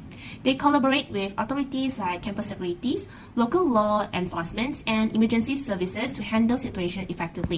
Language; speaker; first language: English; non-native, local second language; Malay